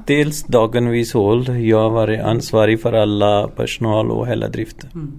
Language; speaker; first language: Swedish; non-native, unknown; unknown